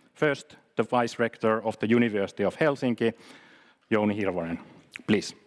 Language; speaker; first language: English; non-native, fluent; Finnish